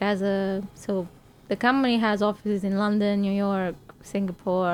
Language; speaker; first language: English; non-native, fluent; Romanian